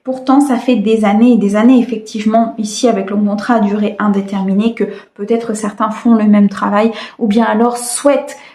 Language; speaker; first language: French; native; French